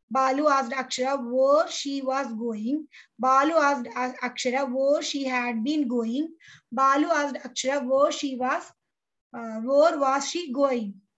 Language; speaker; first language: English; non-native, local second language; Malayalam